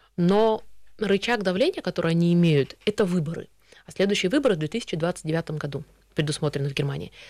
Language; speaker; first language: Russian; early bilingual, heritage; Russian